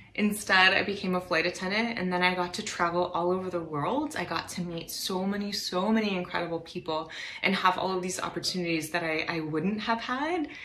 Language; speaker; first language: English; native; English